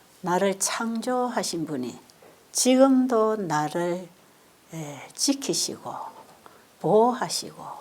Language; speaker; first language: Korean; native; Korean